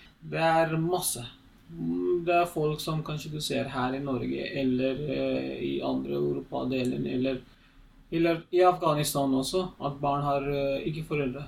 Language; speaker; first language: Norwegian; non-native, learner; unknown